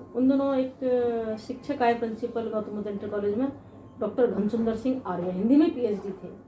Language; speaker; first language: Hindi; native; Hindi